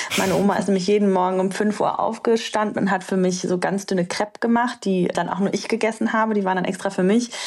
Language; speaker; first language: German; early bilingual, other home language; Romanian